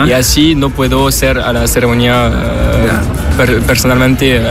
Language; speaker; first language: Spanish; non-native, learner; French